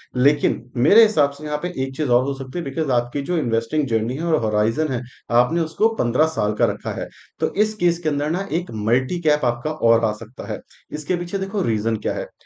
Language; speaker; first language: Hindi; native; Hindi